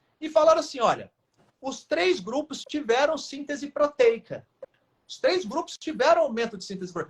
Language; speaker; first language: Portuguese; native; Portuguese